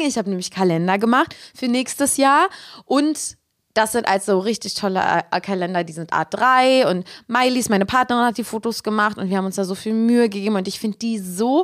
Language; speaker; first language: German; native; German